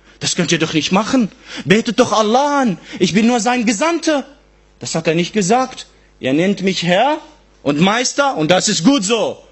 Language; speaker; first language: German; non-native, fluent; Arabic